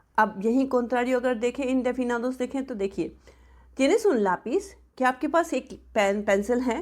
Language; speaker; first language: Hindi; native; Hindi